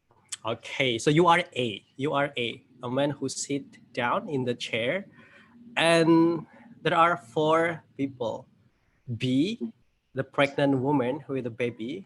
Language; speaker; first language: English; non-native, fluent; Indonesian